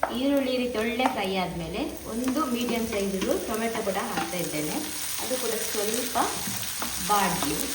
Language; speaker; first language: Kannada; native; Kannada